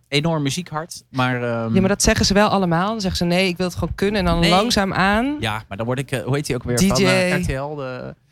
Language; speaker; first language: Dutch; native; Dutch